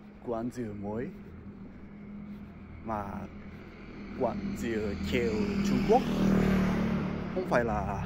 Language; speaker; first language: Vietnamese; non-native, learner; Japanese